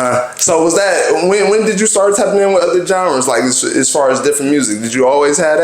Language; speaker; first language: English; native; English